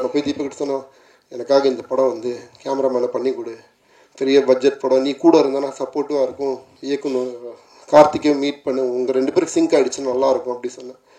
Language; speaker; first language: Tamil; native; Tamil